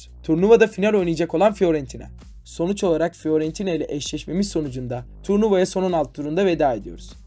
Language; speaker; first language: Turkish; native; Turkish